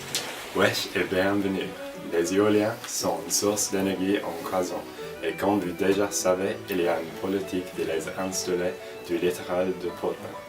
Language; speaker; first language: French; non-native, learner; English